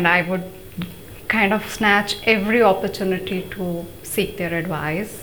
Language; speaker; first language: English; non-native, local second language; Hindi